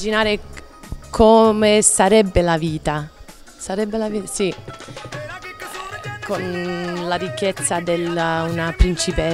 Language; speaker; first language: Italian; non-native, learner; English